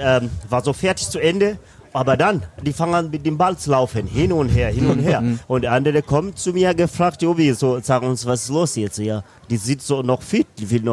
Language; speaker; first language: German; non-native, learner; Swahili